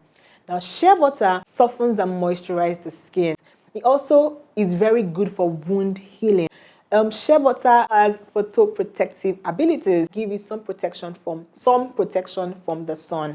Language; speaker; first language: English; non-native, local second language; Igbo